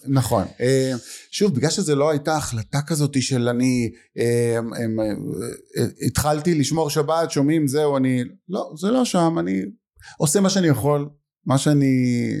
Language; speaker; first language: Hebrew; native; Hebrew